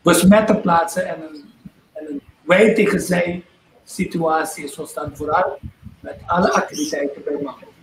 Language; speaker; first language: Dutch; non-native, local second language; Papiamento